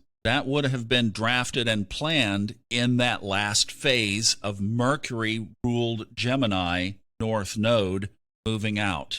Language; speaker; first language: English; native; English